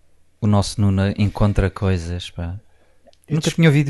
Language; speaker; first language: Portuguese; native; Portuguese